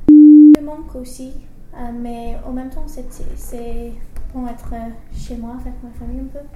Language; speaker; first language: French; non-native, learner; English